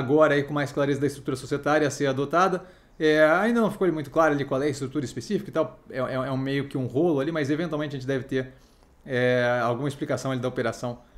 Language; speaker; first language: Portuguese; native; Portuguese